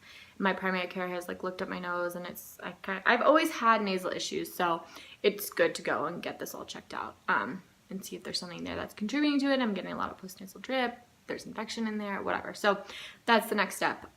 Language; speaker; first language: English; native; English